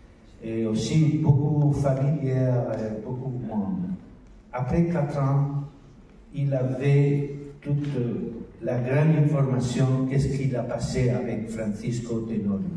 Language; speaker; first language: French; non-native, learner; Spanish